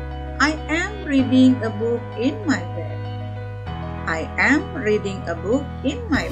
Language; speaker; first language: English; non-native, fluent; Indonesian